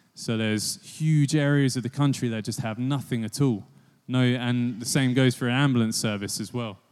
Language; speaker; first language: English; native; English